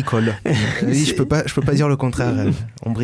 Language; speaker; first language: French; native; French